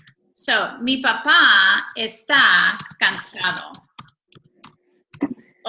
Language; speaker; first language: Spanish; non-native, fluent; English